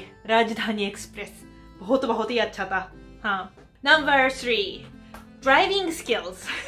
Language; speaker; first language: Hindi; non-native, fluent; Japanese